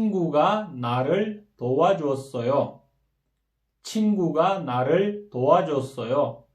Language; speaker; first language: Korean; non-native, fluent; Kyrgyz